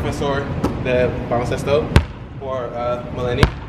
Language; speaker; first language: Spanish; non-native, learner; English